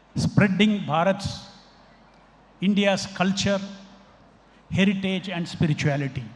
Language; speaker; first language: English; non-native, local second language; Telugu